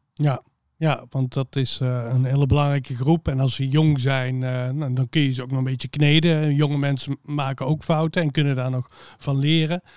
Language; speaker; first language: Dutch; native; Dutch